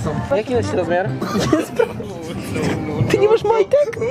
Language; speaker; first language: Polish; native; Polish